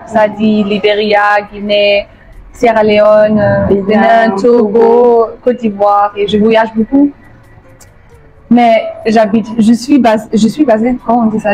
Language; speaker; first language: French; non-native, fluent; German